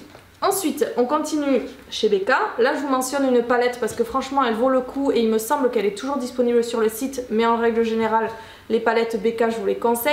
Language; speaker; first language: French; native; French